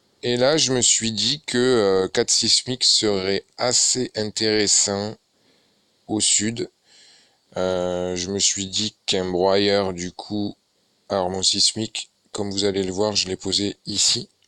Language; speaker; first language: French; native; French